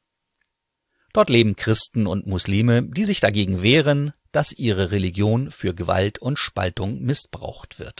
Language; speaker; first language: German; native; German